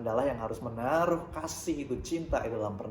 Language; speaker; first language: Indonesian; native; Indonesian